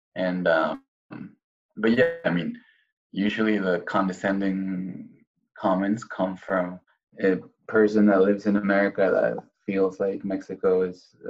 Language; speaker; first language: English; non-native, fluent; Spanish